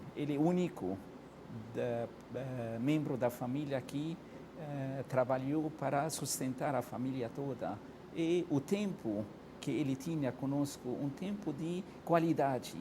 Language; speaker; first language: Portuguese; non-native, fluent; Arabic